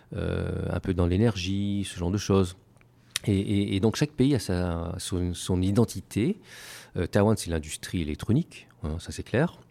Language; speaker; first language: French; native; French